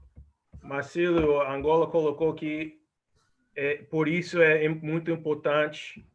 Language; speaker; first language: Portuguese; non-native, fluent; English